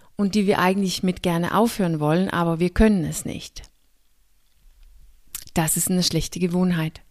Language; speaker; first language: German; non-native, fluent; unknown